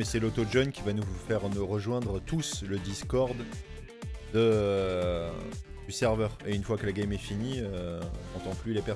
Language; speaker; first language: French; native; French